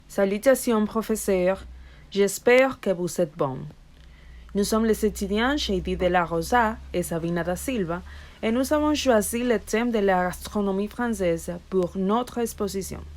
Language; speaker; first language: French; non-native, learner; Spanish